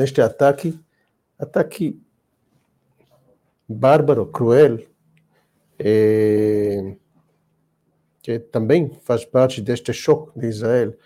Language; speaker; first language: Portuguese; non-native, learner; Hebrew